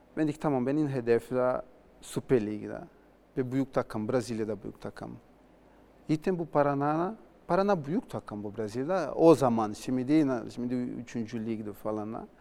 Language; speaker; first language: Turkish; non-native, learner; Portuguese